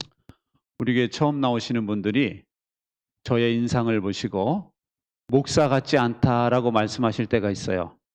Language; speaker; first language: Korean; native; Korean